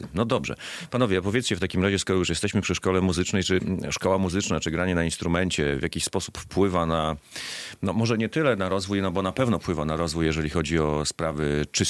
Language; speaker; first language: Polish; native; Polish